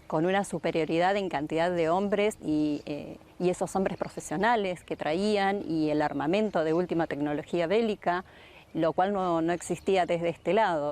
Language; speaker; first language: Spanish; native; Spanish